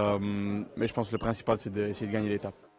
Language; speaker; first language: French; non-native, local second language; Dutch